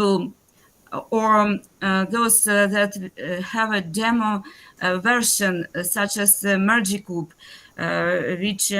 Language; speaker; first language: English; non-native, learner; Ukrainian